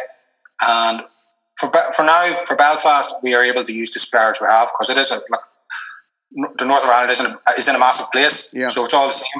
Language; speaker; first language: English; native; English